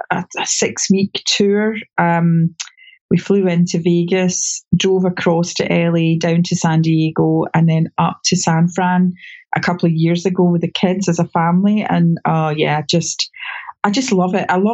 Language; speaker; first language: English; native; English